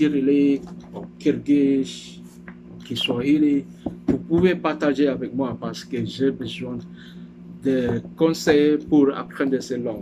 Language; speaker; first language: French; non-native, learner; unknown